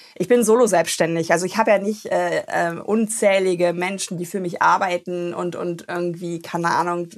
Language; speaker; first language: German; native; German